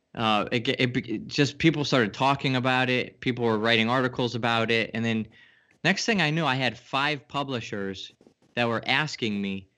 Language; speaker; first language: English; native; English